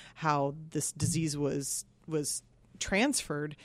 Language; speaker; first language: English; native; English